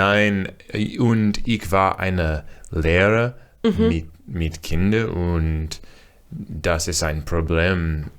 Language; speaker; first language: German; non-native, learner; English